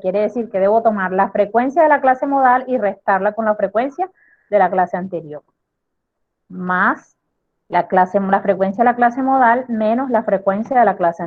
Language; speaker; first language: Spanish; native; Spanish